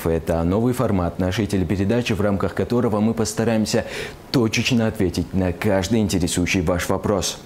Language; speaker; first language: Russian; native; Russian